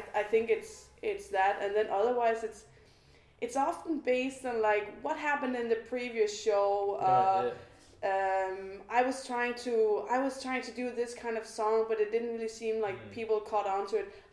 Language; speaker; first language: English; non-native, fluent; Danish